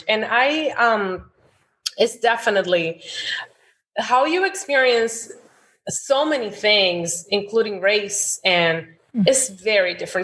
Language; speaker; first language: English; non-native, fluent; Spanish